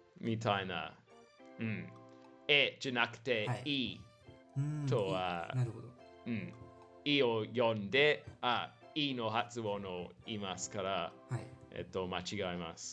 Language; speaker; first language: Japanese; non-native, learner; English